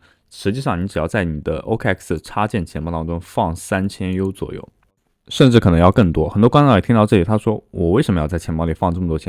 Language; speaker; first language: Chinese; native; Chinese